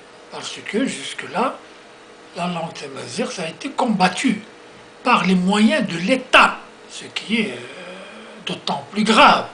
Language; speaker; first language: French; non-native, local second language; Kabyle